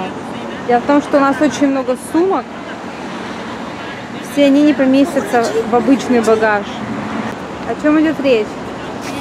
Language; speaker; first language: Russian; native; Russian